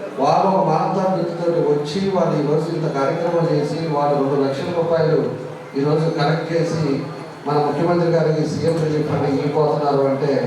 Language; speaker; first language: Telugu; native; Telugu